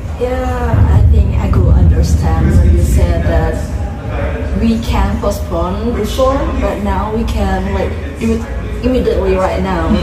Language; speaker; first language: English; non-native, learner; Indonesian